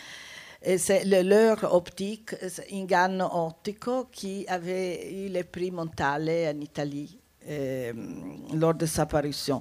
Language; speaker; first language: French; non-native, fluent; Italian